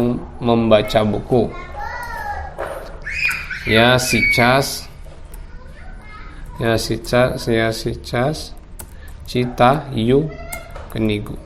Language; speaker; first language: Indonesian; non-native, local second language; Javanese